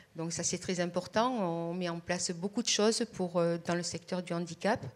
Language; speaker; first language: French; native; French